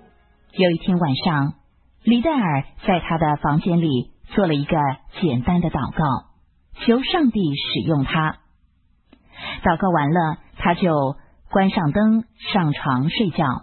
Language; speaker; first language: Chinese; native; Chinese